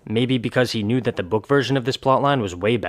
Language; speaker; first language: English; native; English